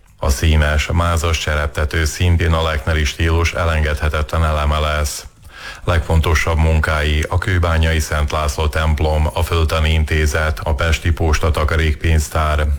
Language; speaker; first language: Hungarian; native; Hungarian